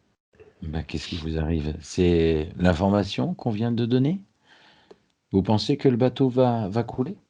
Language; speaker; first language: French; native; French